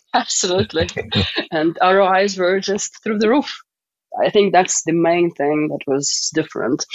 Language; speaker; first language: English; non-native, fluent; Russian